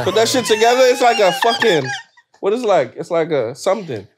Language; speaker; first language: English; native; English